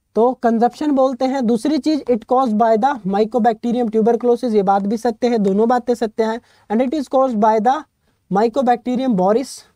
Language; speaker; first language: Hindi; native; Hindi